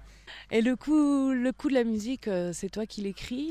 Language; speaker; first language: French; native; French